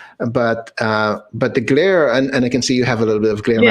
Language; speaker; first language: English; native; English